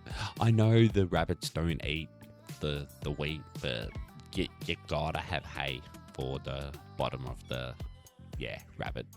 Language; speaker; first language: English; native; English